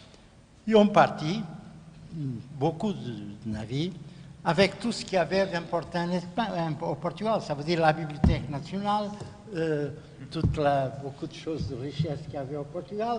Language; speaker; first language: French; non-native, fluent; Portuguese